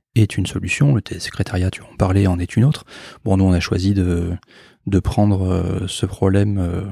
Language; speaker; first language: French; native; French